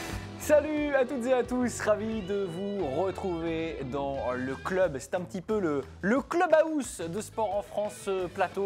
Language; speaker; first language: French; native; French